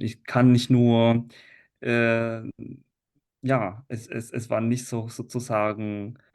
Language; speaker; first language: German; non-native, fluent; Italian